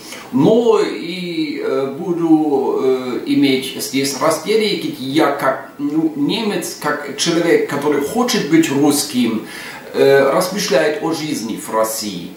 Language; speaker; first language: Russian; non-native, fluent; German